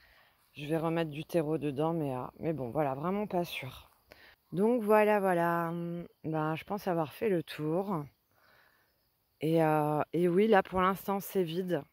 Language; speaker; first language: French; native; French